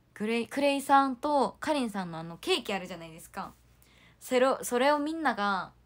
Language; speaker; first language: Japanese; non-native, fluent; Korean